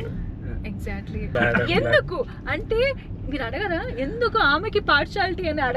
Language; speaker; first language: Telugu; native; Telugu